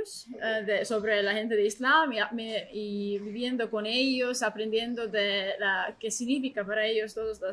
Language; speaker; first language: Spanish; non-native, learner; Estonian